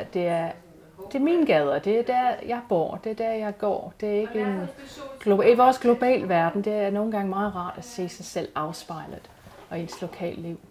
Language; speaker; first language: Danish; non-native, fluent; English